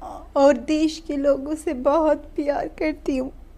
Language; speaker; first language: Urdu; non-native, fluent; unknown